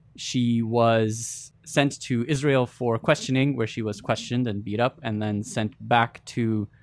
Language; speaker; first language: English; early bilingual, other home language; Arabic